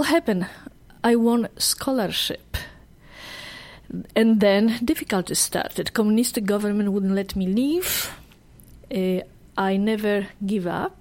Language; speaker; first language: English; non-native, fluent; Polish